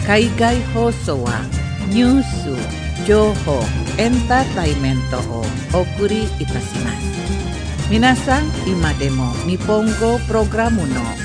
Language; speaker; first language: Japanese; non-native, fluent; Indonesian